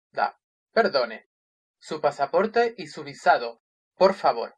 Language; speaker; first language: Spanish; non-native, fluent; Russian